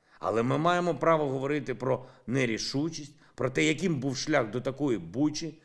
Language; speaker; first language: Ukrainian; non-native, local second language; Russian